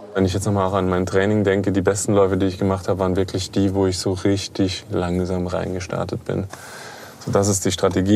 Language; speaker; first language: German; native; German